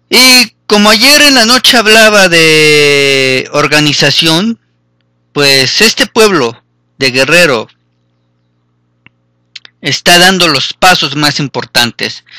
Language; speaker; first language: Spanish; native; Spanish